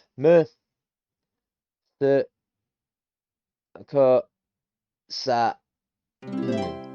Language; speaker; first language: Japanese; non-native, learner; English